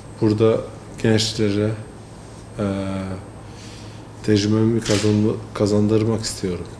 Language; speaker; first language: Turkish; early bilingual, heritage; French